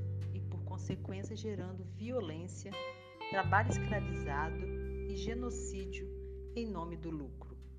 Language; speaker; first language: Portuguese; native; Portuguese